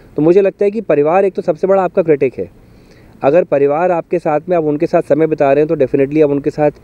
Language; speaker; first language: Hindi; native; Hindi